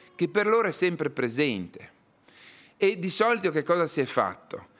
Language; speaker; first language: Italian; native; Italian